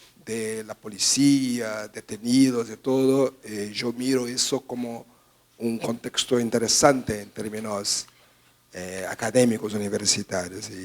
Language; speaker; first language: Spanish; non-native, fluent; Portuguese